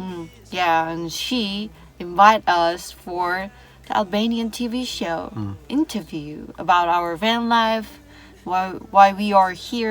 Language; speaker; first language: English; non-native, learner; Korean